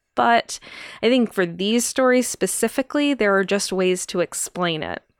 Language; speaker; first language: English; native; English